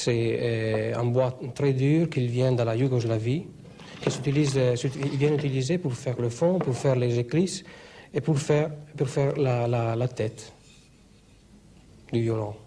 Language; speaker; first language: French; non-native, fluent; Italian